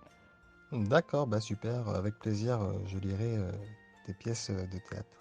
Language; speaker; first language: French; native; French